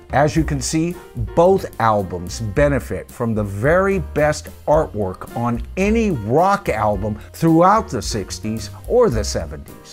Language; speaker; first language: English; native; English